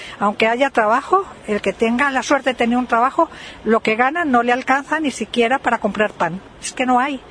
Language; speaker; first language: Spanish; native; Spanish